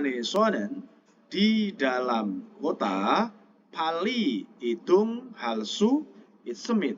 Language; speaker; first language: Korean; non-native, fluent; Indonesian